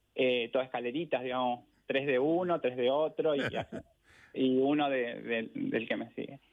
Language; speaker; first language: Spanish; native; Spanish